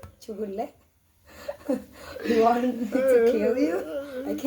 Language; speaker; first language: English; non-native, learner; Indonesian